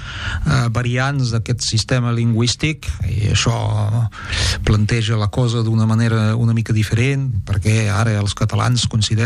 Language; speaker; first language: Catalan; non-native, fluent; French